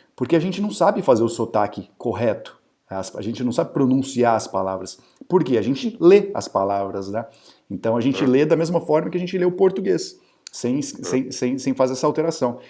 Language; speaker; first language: Portuguese; native; Portuguese